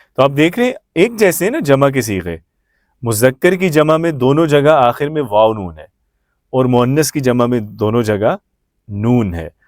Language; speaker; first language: Urdu; native; Urdu